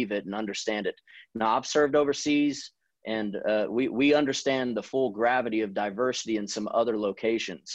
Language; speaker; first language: English; native; English